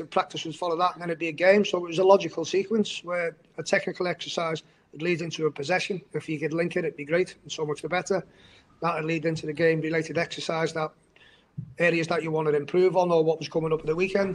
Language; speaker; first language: English; native; English